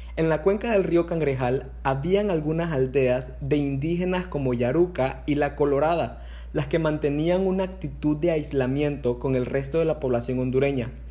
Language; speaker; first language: Spanish; non-native, local second language; English